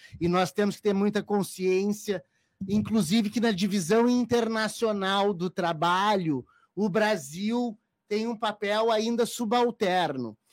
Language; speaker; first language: Portuguese; native; Portuguese